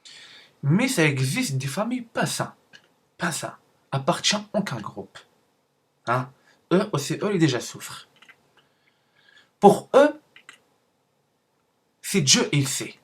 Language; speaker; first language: French; non-native, learner; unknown